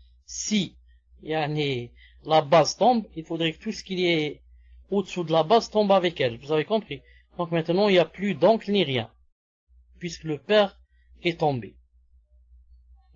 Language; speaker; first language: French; non-native, local second language; Arabic